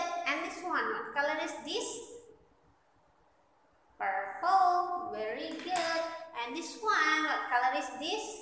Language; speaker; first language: English; non-native, learner; Indonesian